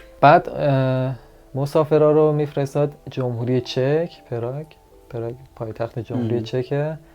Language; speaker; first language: Persian; non-native, local second language; Azerbaijani